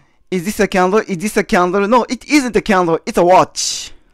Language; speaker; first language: English; non-native, learner; Japanese